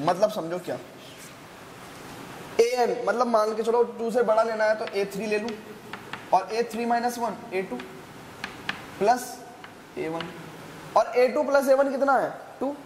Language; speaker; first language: Hindi; native; Hindi